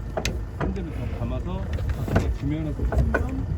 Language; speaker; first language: Korean; native; Korean